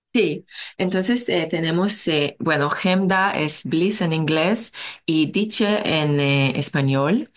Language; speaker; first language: Spanish; non-native, learner; Hebrew